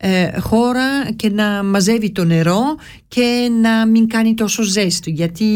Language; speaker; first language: Greek; early bilingual, heritage; Greek